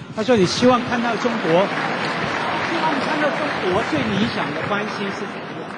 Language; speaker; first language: Chinese; non-native, local second language; Cantonese